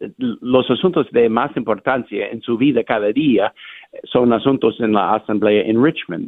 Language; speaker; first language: Spanish; non-native, fluent; English